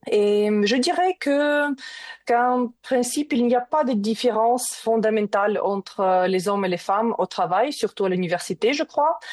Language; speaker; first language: French; non-native, learner; Ukrainian